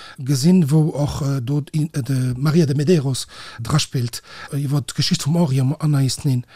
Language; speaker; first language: Luxembourgish; early bilingual, other home language; Portuguese